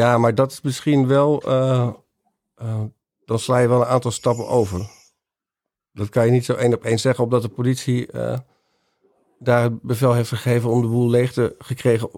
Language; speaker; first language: Dutch; native; Dutch